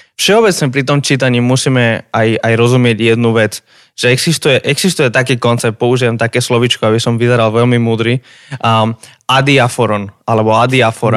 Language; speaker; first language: Slovak; native; Slovak